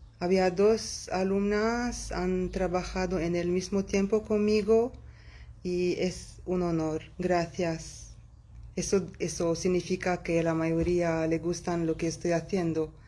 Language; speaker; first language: Spanish; non-native, local second language; Arabic